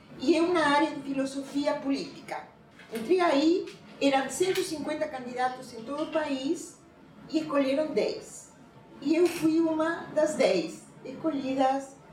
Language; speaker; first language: Portuguese; non-native, fluent; Spanish